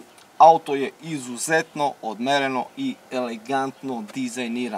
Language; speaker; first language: Serbian; native; Serbian